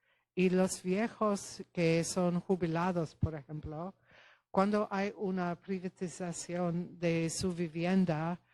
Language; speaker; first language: Spanish; non-native, fluent; Polish